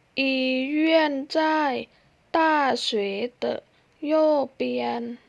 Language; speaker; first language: Chinese; non-native, fluent; Thai